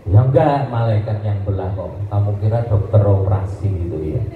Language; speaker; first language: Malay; non-native, local second language; Javanese